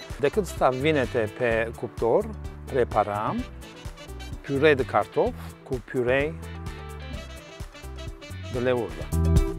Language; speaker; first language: Romanian; non-native, learner; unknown